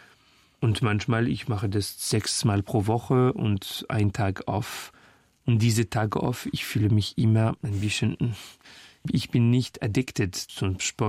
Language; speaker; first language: German; non-native, fluent; French